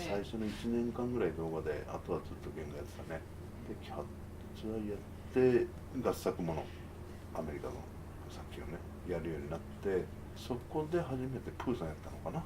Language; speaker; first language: Japanese; native; Japanese